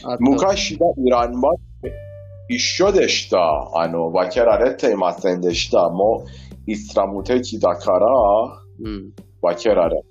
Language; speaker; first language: Japanese; non-native, learner; Persian